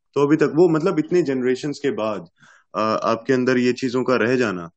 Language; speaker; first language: Hindi; native; Hindi